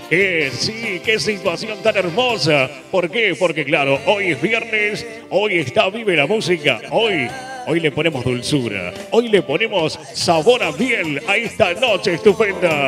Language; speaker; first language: Spanish; native; Spanish